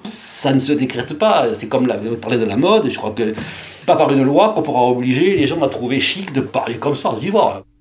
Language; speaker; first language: French; native; French